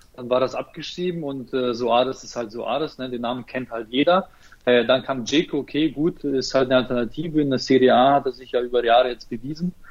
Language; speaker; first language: German; early bilingual, other home language; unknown